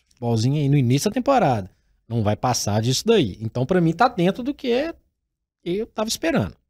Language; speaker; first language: Portuguese; native; Portuguese